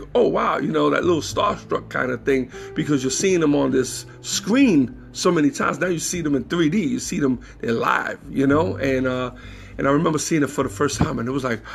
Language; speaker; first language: English; native; English